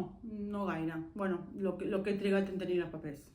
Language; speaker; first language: Catalan; non-native, fluent; Spanish